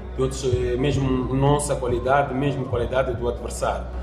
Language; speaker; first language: Portuguese; native; Portuguese